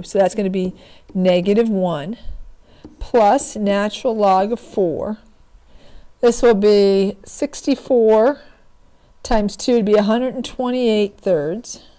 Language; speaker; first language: English; native; English